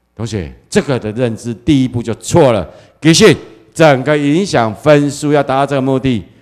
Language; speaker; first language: Chinese; native; Chinese